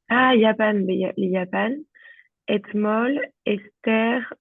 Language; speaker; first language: Hebrew; non-native, learner; French